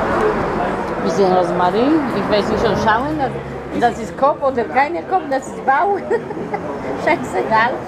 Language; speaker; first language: German; non-native, learner; Polish